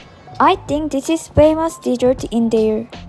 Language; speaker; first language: English; non-native, learner; Japanese